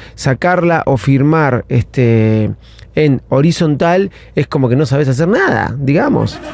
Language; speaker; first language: Spanish; native; Spanish